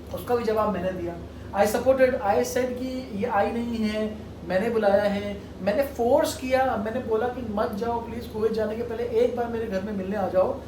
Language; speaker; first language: Hindi; non-native, local second language; Marathi